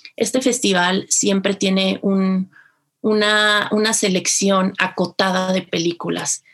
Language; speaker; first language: Spanish; native; Spanish